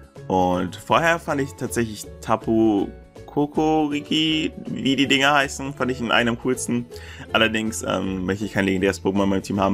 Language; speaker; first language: German; native; German